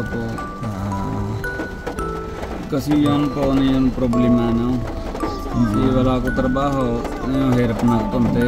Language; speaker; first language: Filipino; non-native, local second language; Punjabi